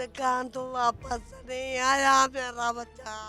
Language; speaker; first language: Hindi; non-native, local second language; Punjabi